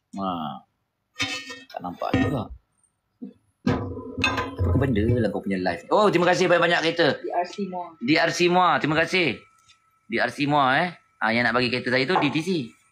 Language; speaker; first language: Malay; native; Malay